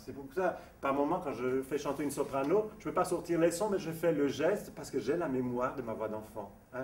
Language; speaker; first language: French; non-native, fluent; Italian